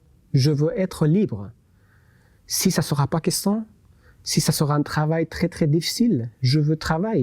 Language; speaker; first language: French; non-native, local second language; Persian